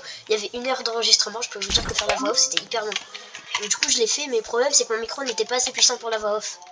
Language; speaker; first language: French; native; French